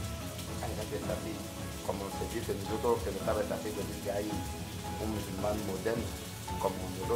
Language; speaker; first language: Spanish; non-native, learner; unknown